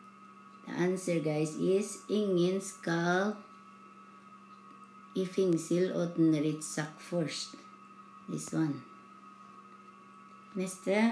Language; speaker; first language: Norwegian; non-native, learner; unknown